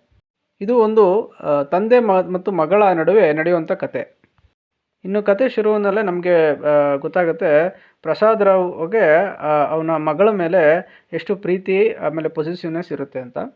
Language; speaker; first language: Kannada; native; Kannada